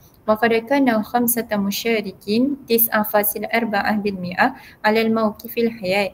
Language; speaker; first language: Arabic; non-native, learner; Malay